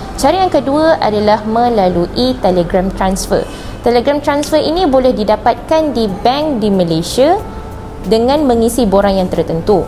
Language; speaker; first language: Malay; native; Malay